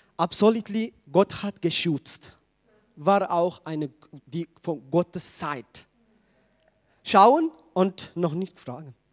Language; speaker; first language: German; non-native, learner; Tigrinya